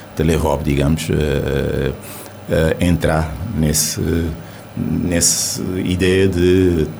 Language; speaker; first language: Portuguese; non-native, local second language; Kabuverdianu